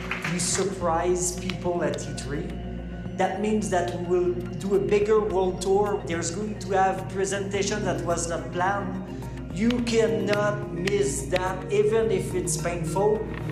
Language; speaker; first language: English; non-native, fluent; French